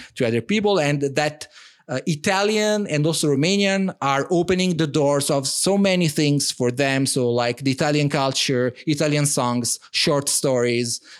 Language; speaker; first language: English; non-native, fluent; Italian